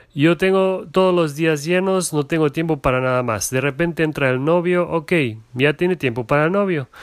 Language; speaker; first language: Spanish; non-native, fluent; German